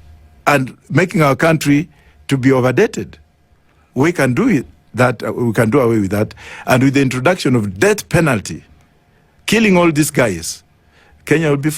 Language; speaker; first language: English; non-native, local second language; Luyia